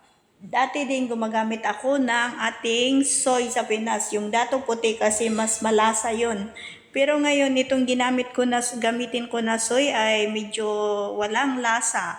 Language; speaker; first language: Filipino; non-native, local second language; Cebuano